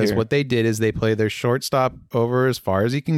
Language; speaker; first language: English; native; English